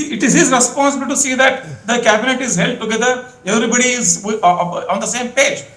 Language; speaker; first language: English; non-native, local second language; Kannada